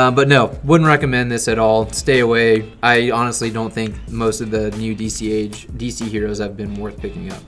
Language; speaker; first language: English; native; English